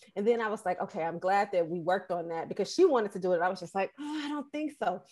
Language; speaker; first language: English; native; English